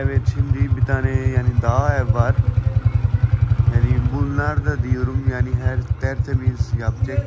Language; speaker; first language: Turkish; non-native, learner; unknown